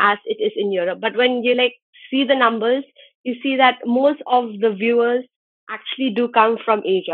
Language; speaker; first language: English; non-native, local second language; Khasi